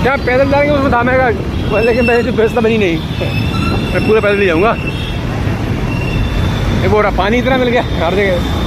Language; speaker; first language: Hindi; non-native, local second language; Odia